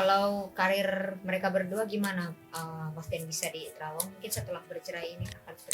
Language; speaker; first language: Indonesian; native; Indonesian